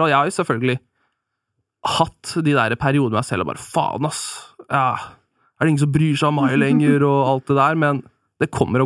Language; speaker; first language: Norwegian; native; Norwegian